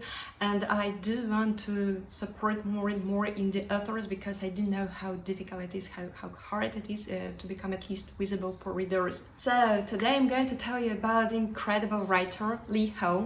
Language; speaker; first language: English; non-native, fluent; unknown